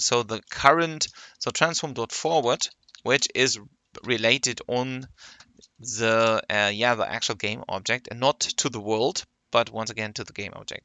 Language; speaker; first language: English; non-native, fluent; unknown